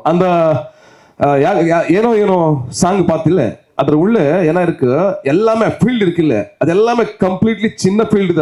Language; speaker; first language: Tamil; non-native, local second language; Kannada